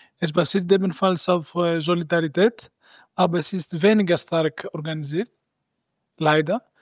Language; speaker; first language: German; non-native, fluent; Greek